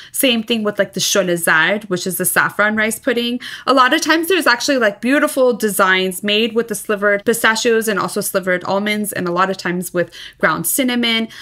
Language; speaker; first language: English; early bilingual, other home language; Persian